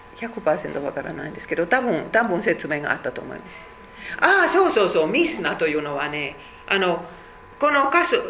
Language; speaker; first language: Japanese; non-native, fluent; Finnish